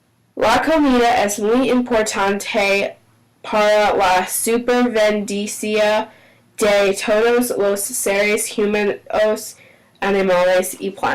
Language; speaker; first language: Spanish; non-native, learner; English